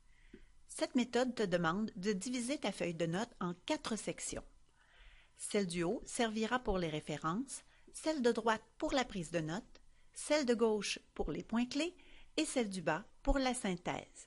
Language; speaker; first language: French; native; French